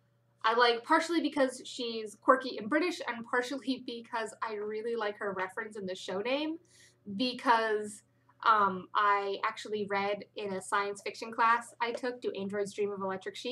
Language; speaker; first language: English; native; English